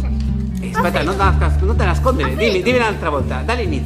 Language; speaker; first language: Italian; native; Italian